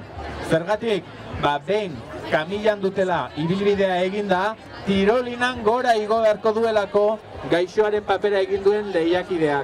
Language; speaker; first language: Basque; native; Basque